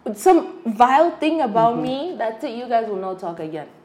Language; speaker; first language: English; non-native, local second language; Hausa